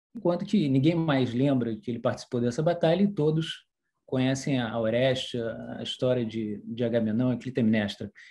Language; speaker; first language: Portuguese; early bilingual, other home language; French